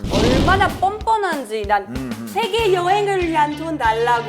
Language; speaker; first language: Korean; non-native, fluent; English